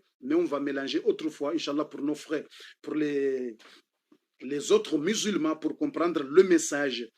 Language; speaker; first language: French; non-native, learner; Comorian